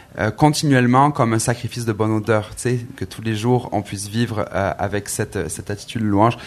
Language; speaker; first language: French; native; French